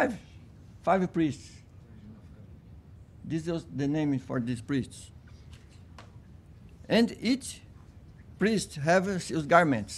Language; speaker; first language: English; non-native, fluent; Portuguese